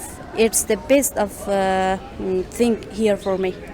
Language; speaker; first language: English; non-native, learner; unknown